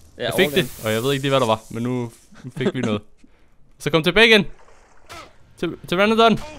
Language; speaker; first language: Danish; native; Danish